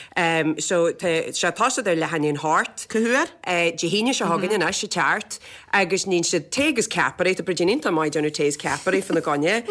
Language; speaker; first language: Irish; native; Irish